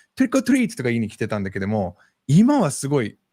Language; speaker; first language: Japanese; non-native, fluent; English